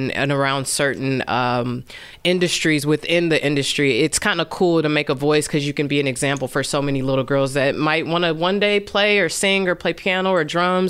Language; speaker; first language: English; native; English